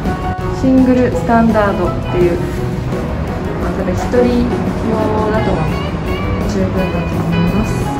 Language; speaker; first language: Japanese; non-native, fluent; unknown